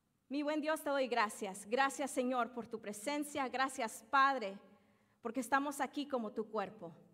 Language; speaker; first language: Spanish; early bilingual, heritage; Spanish